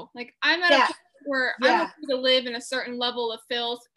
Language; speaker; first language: English; native; English